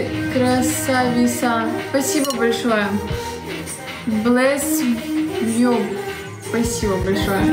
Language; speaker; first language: Russian; native; Russian